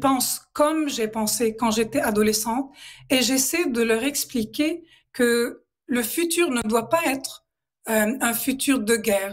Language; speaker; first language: French; non-native, local second language; Arabic